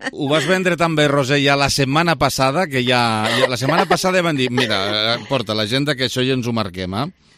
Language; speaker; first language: Catalan; native; Catalan